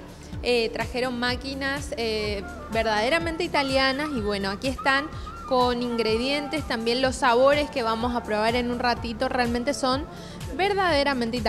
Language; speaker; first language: Spanish; native; Spanish